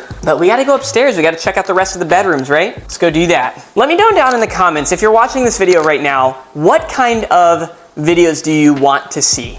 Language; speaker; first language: English; native; English